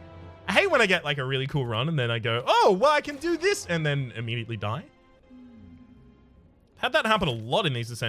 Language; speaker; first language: English; native; English